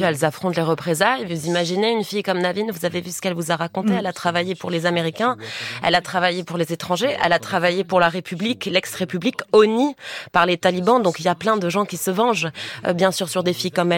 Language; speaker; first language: French; native; French